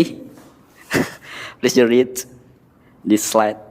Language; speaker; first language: English; non-native, learner; Indonesian